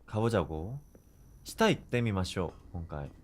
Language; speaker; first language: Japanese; non-native, fluent; Korean